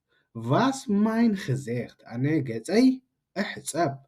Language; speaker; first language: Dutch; non-native, learner; Tigrinya